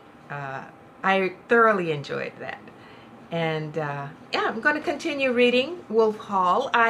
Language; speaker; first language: English; non-native, local second language; Spanish